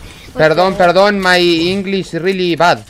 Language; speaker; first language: English; non-native, learner; Spanish